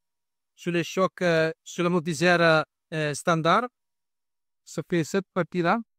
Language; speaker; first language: French; non-native, learner; Italian